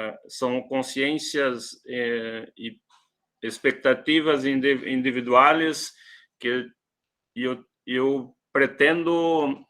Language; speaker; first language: Portuguese; non-native, learner; Spanish